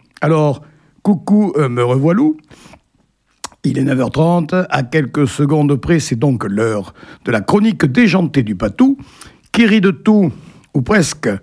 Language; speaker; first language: French; native; French